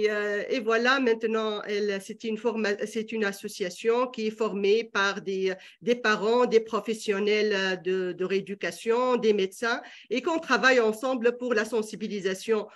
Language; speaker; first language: French; non-native, local second language; Arabic